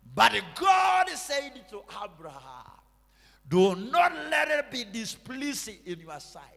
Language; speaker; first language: English; non-native, local second language; Swahili